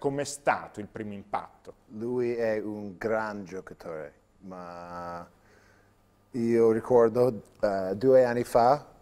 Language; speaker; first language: Italian; non-native, learner; English